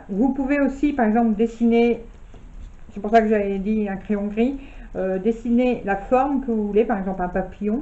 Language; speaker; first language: French; native; French